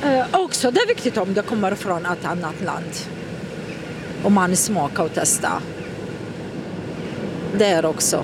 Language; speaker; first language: Swedish; non-native, learner; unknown